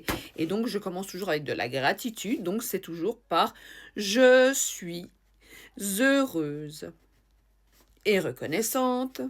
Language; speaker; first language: French; native; French